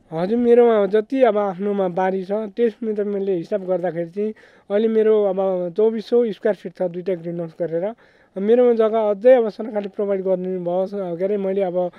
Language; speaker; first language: Nepali; native; Nepali